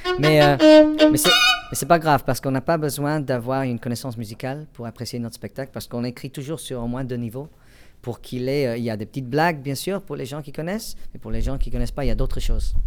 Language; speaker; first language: French; non-native, fluent; English